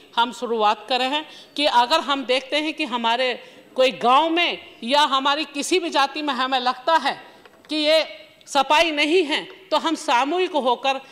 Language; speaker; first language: Hindi; native; Hindi